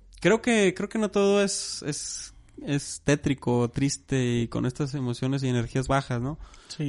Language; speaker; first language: Spanish; native; Spanish